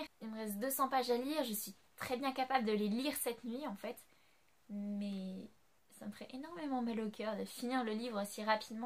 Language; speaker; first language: French; native; French